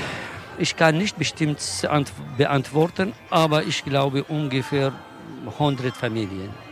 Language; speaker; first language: German; non-native, learner; Kurdish